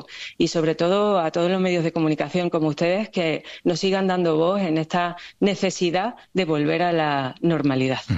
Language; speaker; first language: Spanish; native; Spanish